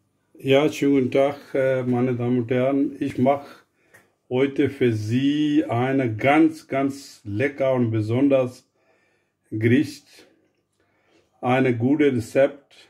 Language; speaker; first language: German; non-native, learner; Urdu